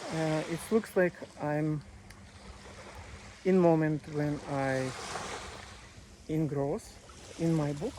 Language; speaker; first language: English; non-native, learner; Russian